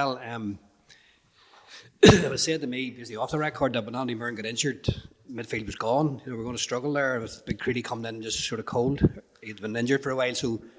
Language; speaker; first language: English; native; English